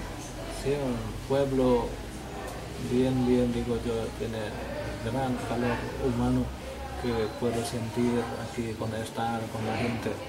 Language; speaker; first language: Spanish; non-native, learner; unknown